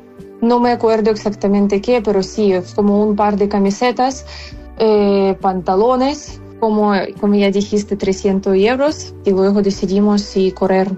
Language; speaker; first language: Spanish; non-native, fluent; Ukrainian